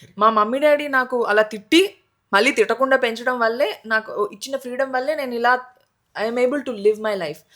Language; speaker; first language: Telugu; native; Telugu